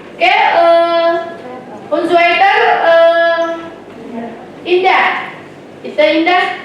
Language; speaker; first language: German; non-native, learner; Indonesian